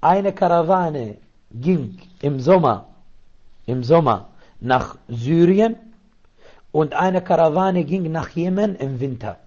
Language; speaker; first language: German; non-native, fluent; Arabic